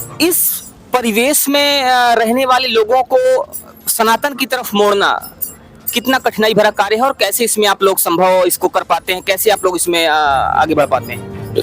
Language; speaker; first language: Hindi; native; Hindi